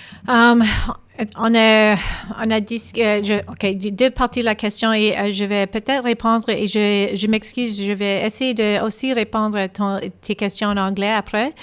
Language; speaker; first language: French; non-native, local second language; English